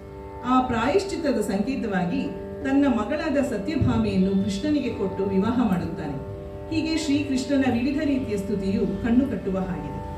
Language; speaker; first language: Kannada; native; Kannada